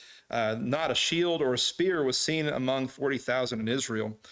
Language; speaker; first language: English; native; English